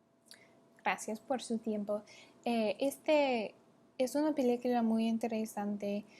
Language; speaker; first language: Spanish; non-native, learner; English